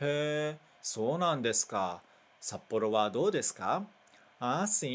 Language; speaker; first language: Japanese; non-native, fluent; Portuguese